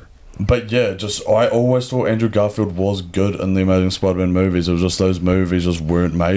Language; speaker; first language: English; native; English